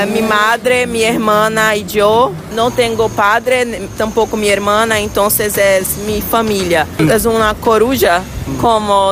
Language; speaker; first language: Spanish; non-native, fluent; Portuguese